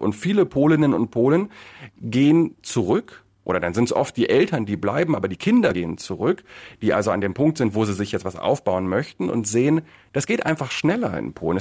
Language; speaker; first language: German; native; German